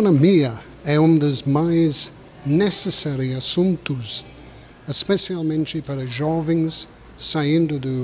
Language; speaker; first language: Portuguese; non-native, fluent; English